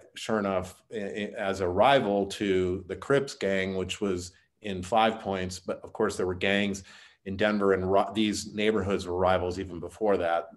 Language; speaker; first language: English; native; English